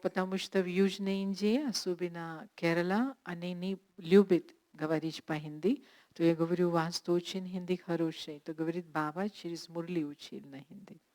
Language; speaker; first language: Russian; non-native, learner; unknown